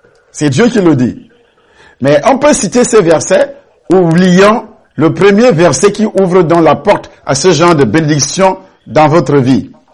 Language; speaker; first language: French; non-native, local second language; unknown